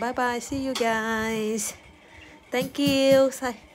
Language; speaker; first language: English; non-native, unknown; Vietnamese